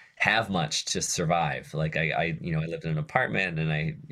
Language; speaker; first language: English; native; English